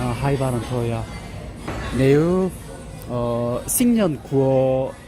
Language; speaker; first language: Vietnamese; non-native, learner; Korean